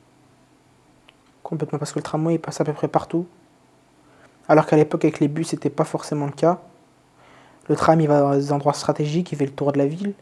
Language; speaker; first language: French; native; French